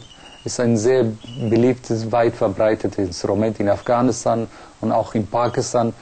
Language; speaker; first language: German; non-native, fluent; Persian